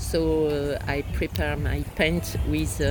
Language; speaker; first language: English; non-native, learner; French